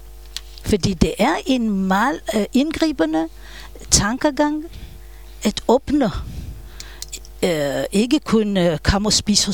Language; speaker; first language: Danish; non-native, fluent; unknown